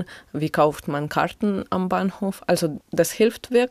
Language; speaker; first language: German; non-native, fluent; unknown